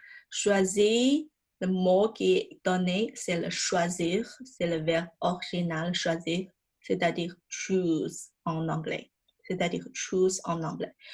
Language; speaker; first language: French; non-native, fluent; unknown